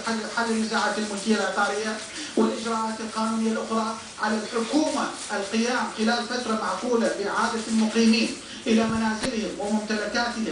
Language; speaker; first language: Arabic; non-native, local second language; Turkmen